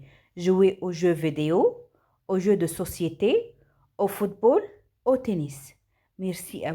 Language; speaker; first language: French; non-native, fluent; Arabic